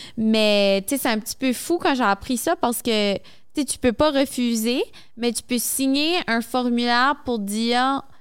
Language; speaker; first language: French; native; French